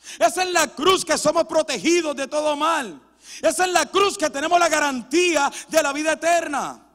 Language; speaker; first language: Spanish; early bilingual, heritage; Spanish